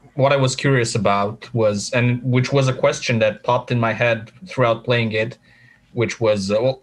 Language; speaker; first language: English; non-native, fluent; Romanian